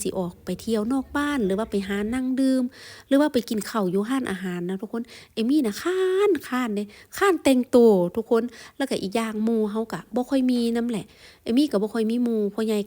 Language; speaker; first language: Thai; non-native, local second language; Northeastern Thai